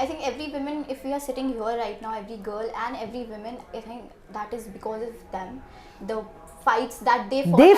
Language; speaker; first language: English; non-native, local second language; Hindi